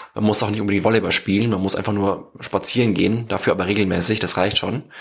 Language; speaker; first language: German; native; German